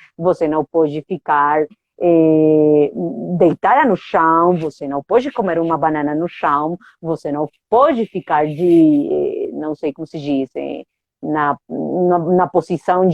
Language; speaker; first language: Portuguese; non-native, fluent; Spanish